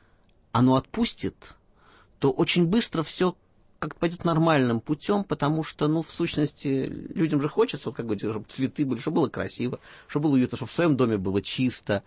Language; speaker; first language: Russian; native; Russian